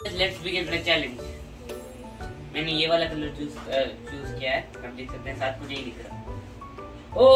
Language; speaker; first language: Hindi; native; Hindi